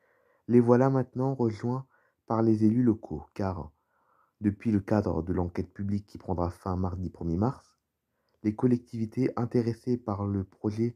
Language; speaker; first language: French; native; French